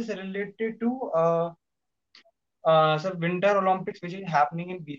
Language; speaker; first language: English; non-native, local second language; Hindi